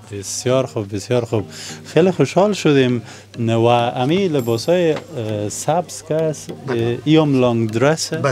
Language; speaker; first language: Persian; non-native, local second language; Pashto